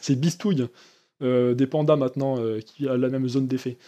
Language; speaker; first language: French; native; French